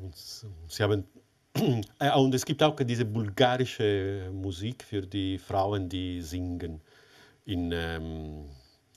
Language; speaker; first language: German; non-native, fluent; Italian